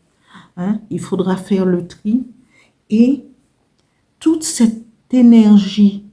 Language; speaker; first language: French; native; French